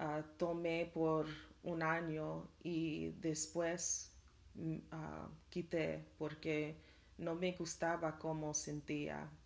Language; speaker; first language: Spanish; non-native, learner; English